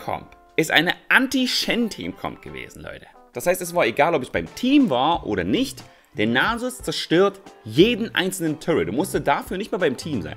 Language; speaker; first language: German; native; German